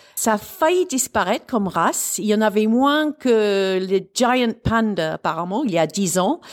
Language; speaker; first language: French; non-native, fluent; English